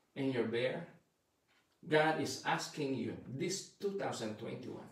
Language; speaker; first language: English; non-native, local second language; Filipino